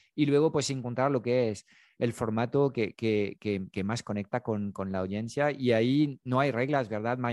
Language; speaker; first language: Spanish; non-native, fluent; French